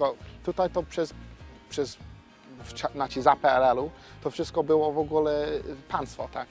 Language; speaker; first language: Polish; non-native, fluent; English